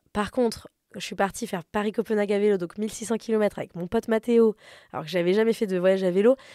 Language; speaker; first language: French; native; French